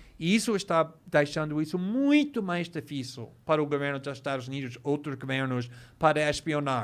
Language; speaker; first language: Portuguese; non-native, fluent; English